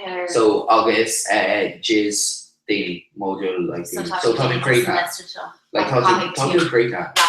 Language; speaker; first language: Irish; non-native, local second language; English